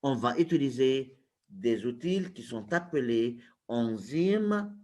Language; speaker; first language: French; non-native, local second language; Arabic